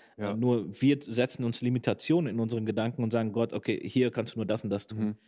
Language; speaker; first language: German; native; German